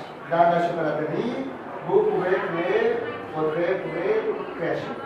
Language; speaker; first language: French; non-native, learner; Spanish